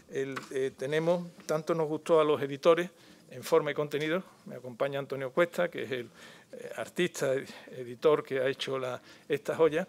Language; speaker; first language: Spanish; native; Spanish